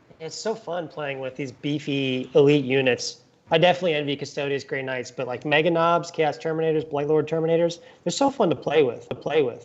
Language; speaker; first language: English; native; English